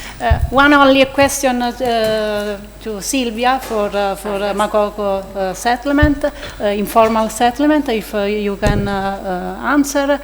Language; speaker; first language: English; non-native, learner; Italian